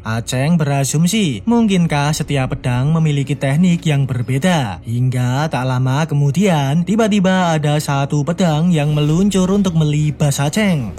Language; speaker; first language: Indonesian; native; Indonesian